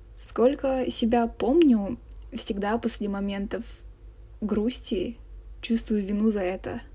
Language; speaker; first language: Russian; native; Russian